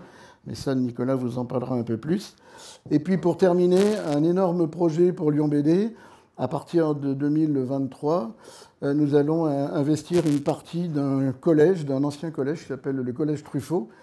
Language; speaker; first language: French; native; French